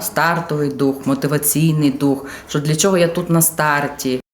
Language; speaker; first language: Ukrainian; native; Ukrainian